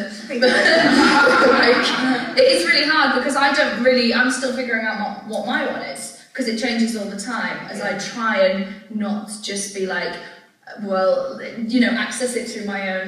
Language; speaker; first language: English; native; English